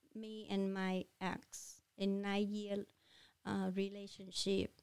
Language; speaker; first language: English; non-native, learner; Vietnamese